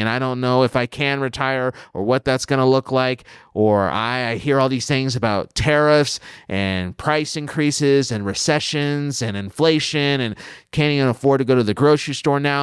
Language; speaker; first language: English; native; English